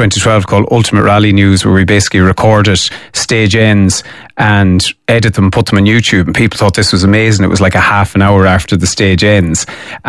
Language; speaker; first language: English; native; English